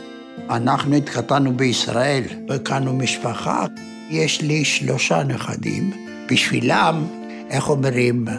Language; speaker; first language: Hebrew; non-native, fluent; Ladino